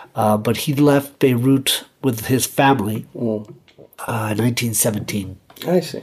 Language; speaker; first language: English; early bilingual, other home language; Spanish